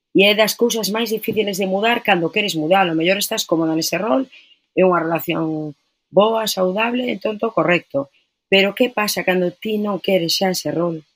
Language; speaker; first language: Galician; non-native, local second language; Spanish